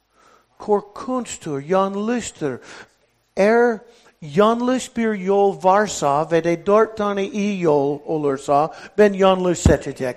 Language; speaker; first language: Turkish; non-native, fluent; English